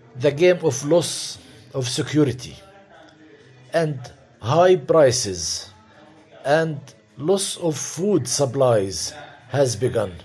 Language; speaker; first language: English; non-native, fluent; Arabic